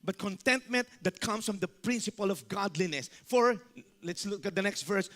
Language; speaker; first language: English; non-native, local second language; Filipino